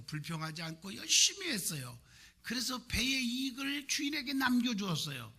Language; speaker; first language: Korean; native; Korean